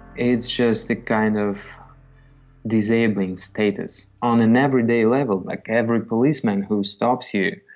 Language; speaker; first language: English; non-native, fluent; Kazakh